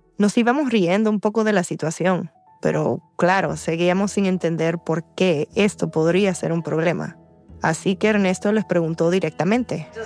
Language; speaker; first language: Spanish; early bilingual, heritage; Spanish